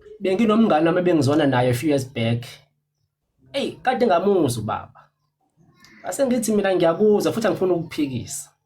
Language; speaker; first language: Zulu; non-native, local second language; Xhosa